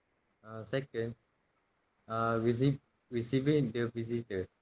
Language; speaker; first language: English; non-native, local second language; Malay